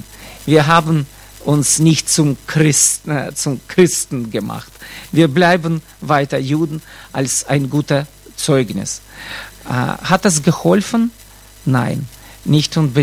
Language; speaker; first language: German; non-native, fluent; Russian